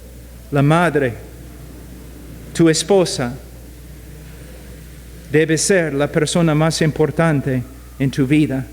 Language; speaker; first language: Spanish; non-native, fluent; English